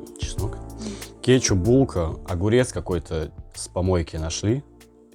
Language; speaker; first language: Russian; native; Russian